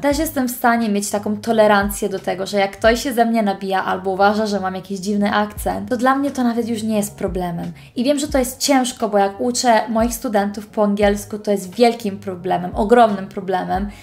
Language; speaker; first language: Polish; early bilingual, heritage; Polish